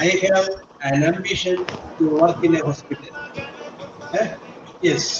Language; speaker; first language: English; non-native, local second language; Malayalam